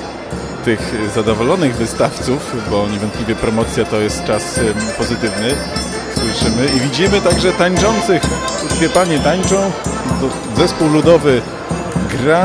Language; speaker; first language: Polish; native; Polish